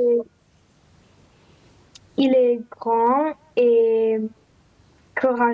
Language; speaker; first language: French; non-native, learner; Romanian